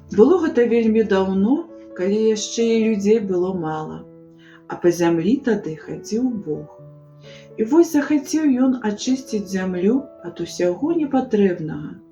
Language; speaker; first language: Belarusian; native; Belarusian